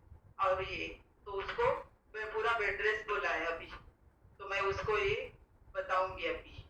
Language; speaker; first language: Hindi; non-native, local second language; Marathi